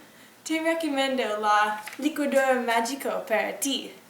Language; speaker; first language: Spanish; non-native, learner; English